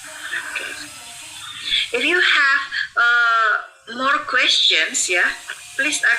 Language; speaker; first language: English; non-native, fluent; Indonesian